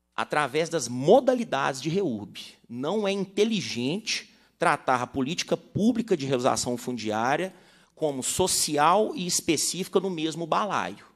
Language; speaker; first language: Portuguese; native; Portuguese